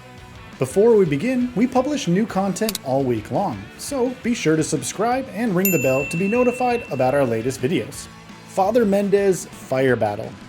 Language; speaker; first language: English; native; English